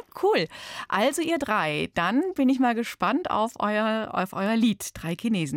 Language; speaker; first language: German; native; German